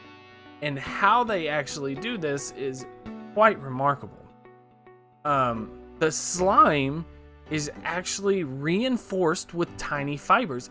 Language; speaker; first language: English; native; English